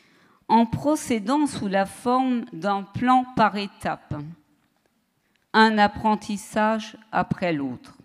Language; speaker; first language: French; native; French